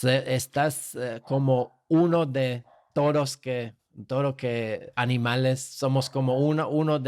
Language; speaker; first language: Spanish; non-native, fluent; Slovak